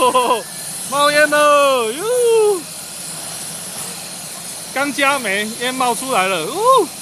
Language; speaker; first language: Chinese; native; Chinese